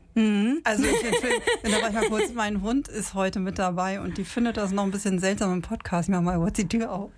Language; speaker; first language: German; native; German